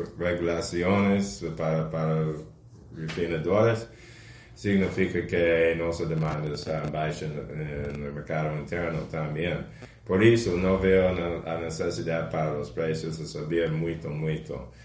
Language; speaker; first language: Portuguese; non-native, fluent; English